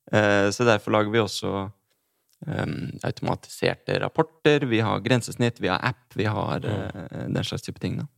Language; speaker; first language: Norwegian; native; Norwegian